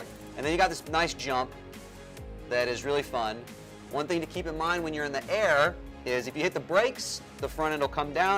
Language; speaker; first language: English; native; English